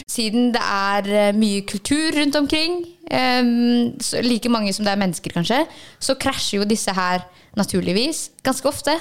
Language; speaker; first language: Norwegian; early bilingual, other home language; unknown